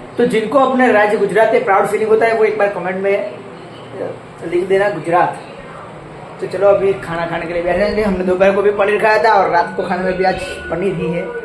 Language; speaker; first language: Hindi; non-native, local second language; Gujarati